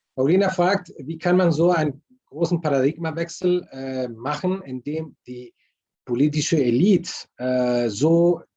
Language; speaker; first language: German; non-native, fluent; Spanish